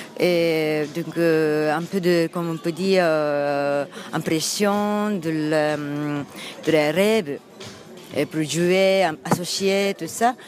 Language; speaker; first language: French; non-native, learner; Japanese